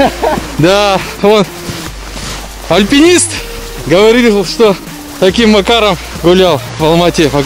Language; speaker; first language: Russian; native; Russian